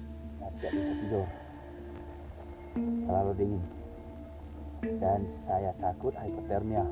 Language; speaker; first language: Indonesian; non-native, fluent; English